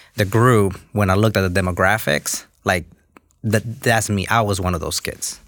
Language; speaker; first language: English; early bilingual, other home language; Spanish